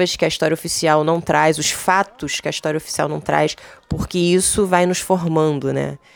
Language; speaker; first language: Portuguese; native; Portuguese